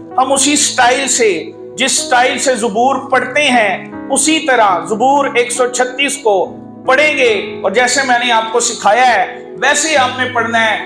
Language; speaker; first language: Urdu; non-native, local second language; Punjabi